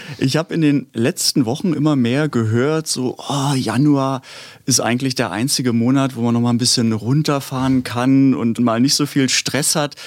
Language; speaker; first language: German; native; German